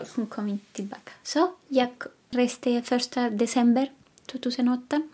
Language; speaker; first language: Swedish; non-native, fluent; Spanish